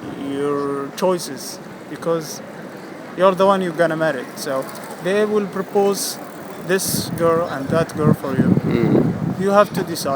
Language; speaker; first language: English; non-native, fluent; Arabic